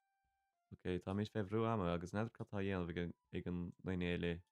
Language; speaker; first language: Irish; non-native, local second language; English